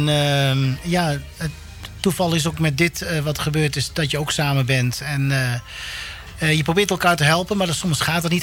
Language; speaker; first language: Dutch; native; Dutch